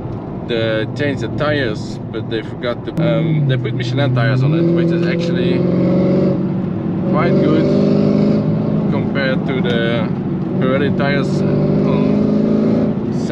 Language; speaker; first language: English; non-native, fluent; Dutch